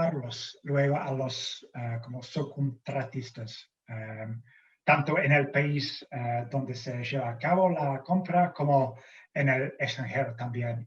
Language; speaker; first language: Spanish; non-native, fluent; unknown